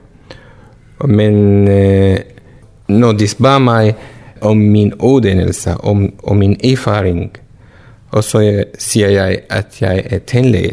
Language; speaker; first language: Danish; non-native, learner; Arabic